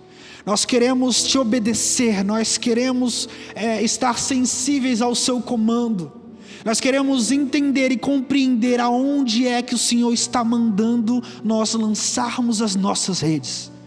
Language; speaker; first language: Portuguese; native; Portuguese